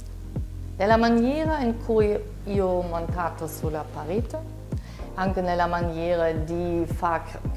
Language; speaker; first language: Italian; non-native, fluent; German